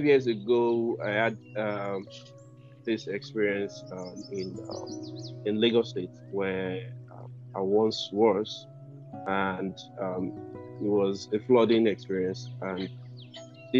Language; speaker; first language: English; non-native, local second language; Yoruba